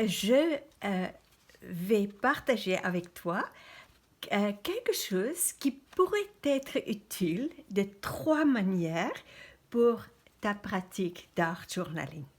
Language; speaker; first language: French; non-native, fluent; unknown